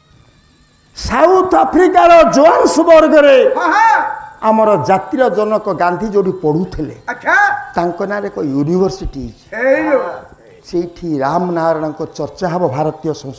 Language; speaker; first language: Odia; native; Odia